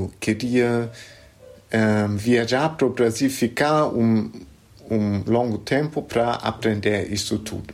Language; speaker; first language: Portuguese; non-native, fluent; German